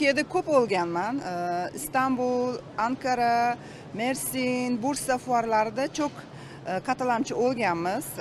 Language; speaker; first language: Turkish; non-native, learner; Uzbek